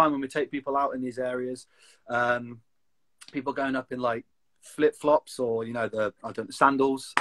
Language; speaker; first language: English; native; English